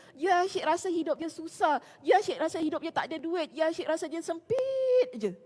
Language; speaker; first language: Malay; native; Malay